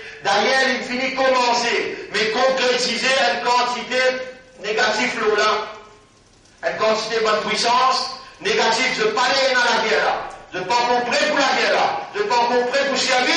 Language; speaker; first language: French; non-native, local second language; Morisyen